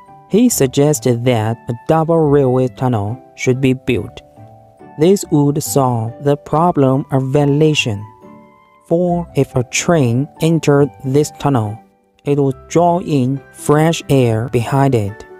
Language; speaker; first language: English; non-native, learner; Chinese